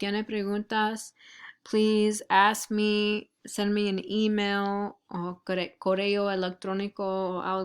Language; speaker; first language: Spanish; non-native, fluent; English